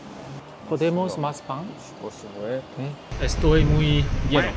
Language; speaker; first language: Spanish; non-native, learner; Chinese